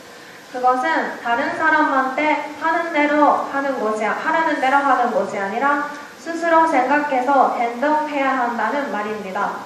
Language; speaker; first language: Korean; non-native, learner; Japanese